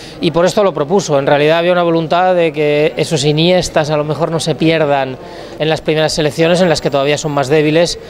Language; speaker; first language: Spanish; native; Spanish